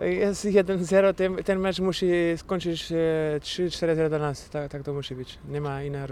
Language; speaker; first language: Polish; non-native, fluent; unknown